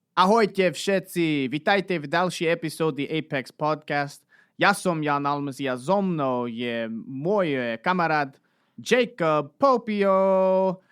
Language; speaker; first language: Slovak; early bilingual, heritage; Slovak